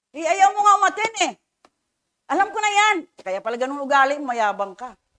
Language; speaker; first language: Filipino; native; Filipino